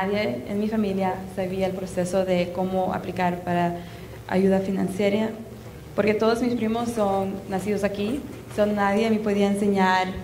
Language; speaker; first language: Spanish; early bilingual, heritage; Spanish